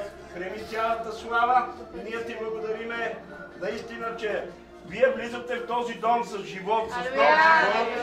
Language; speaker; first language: Bulgarian; non-native, local second language; Romany